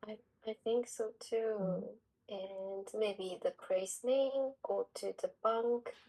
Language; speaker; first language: English; non-native, learner; Japanese